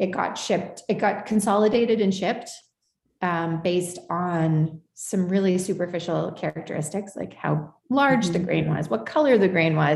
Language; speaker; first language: English; native; English